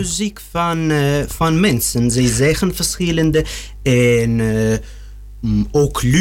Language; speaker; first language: Dutch; non-native, learner; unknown